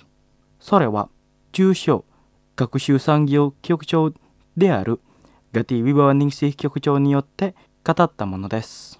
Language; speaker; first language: Japanese; non-native, fluent; Indonesian